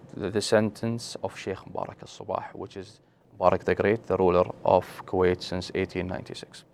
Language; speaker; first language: English; non-native, fluent; Arabic